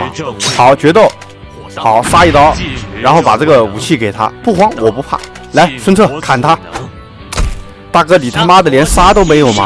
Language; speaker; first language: Chinese; native; Chinese